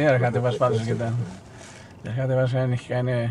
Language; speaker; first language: German; non-native, fluent; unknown